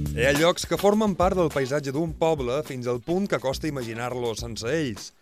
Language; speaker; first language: Catalan; native; Catalan